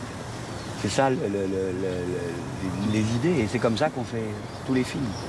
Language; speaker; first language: French; native; French